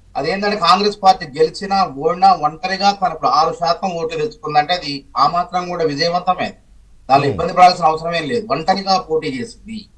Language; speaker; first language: Telugu; native; Telugu